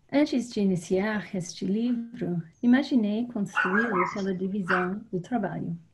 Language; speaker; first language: Portuguese; non-native, fluent; English